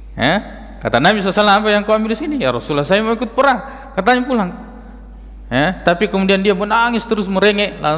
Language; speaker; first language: Malay; native; Malay